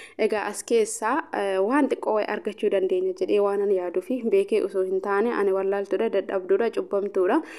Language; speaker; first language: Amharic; non-native, local second language; Oromo